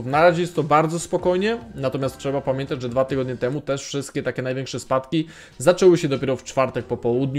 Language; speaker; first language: Polish; native; Polish